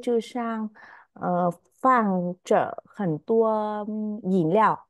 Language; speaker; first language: Chinese; non-native, learner; Vietnamese